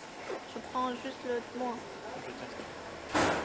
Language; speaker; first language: French; non-native, fluent; Vietnamese